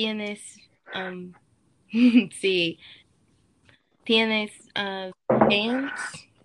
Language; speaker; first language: Spanish; non-native, learner; English